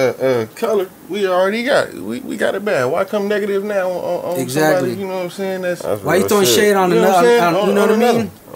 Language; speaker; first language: English; native; English